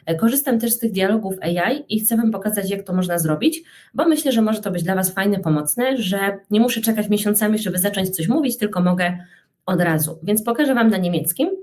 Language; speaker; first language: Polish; native; Polish